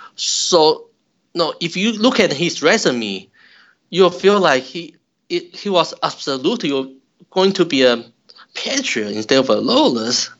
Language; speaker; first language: English; non-native, fluent; Chinese